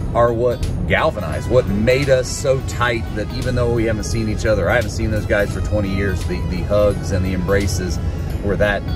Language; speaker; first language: English; native; English